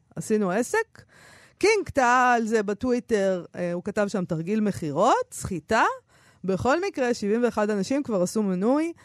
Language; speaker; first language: Hebrew; native; Hebrew